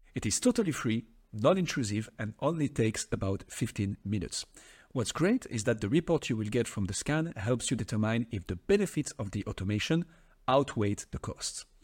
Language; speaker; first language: English; non-native, fluent; French